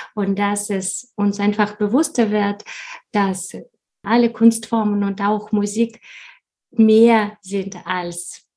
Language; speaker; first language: German; non-native, fluent; Russian